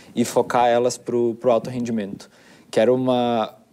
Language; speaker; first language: Portuguese; native; Portuguese